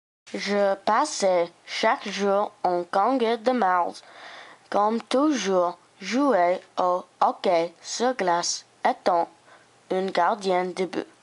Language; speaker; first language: French; non-native, learner; English